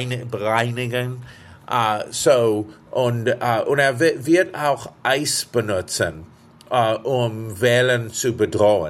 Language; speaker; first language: German; early bilingual, heritage; English